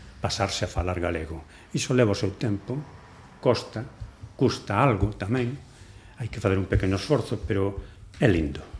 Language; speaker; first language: Galician; non-native, local second language; Spanish